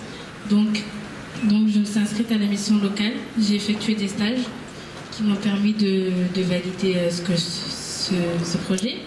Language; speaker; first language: French; early bilingual, other home language; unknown